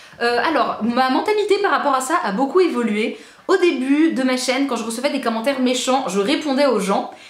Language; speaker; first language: French; native; French